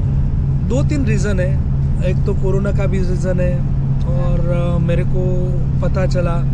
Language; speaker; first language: Hindi; native; Hindi